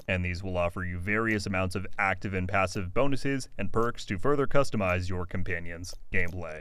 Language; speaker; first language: English; native; English